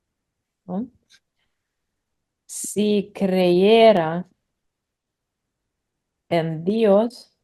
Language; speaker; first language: Spanish; non-native, learner; English